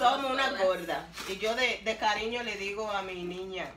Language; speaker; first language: Spanish; native; Spanish